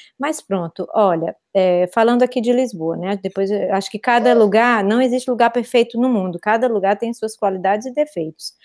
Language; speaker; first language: Portuguese; native; Portuguese